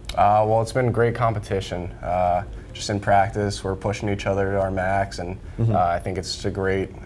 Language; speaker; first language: English; native; English